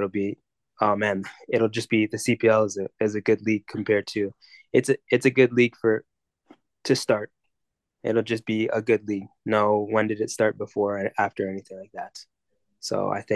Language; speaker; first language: English; native; English